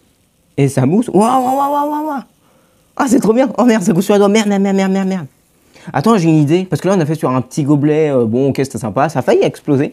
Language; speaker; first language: French; native; French